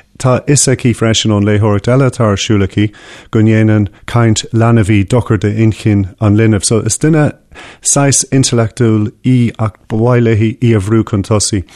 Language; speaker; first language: Irish; non-native, local second language; English